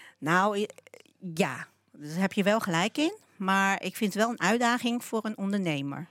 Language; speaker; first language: Dutch; early bilingual, other home language; Cantonese